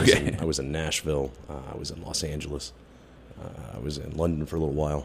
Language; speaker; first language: English; native; English